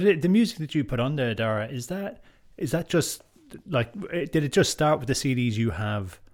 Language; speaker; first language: English; native; English